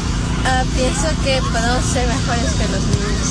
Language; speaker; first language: Spanish; early bilingual, other home language; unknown